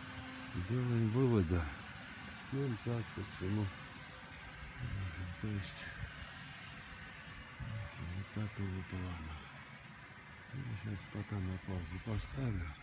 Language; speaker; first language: Russian; native; Russian